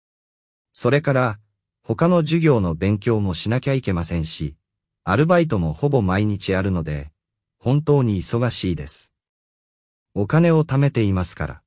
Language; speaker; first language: Japanese; non-native, fluent; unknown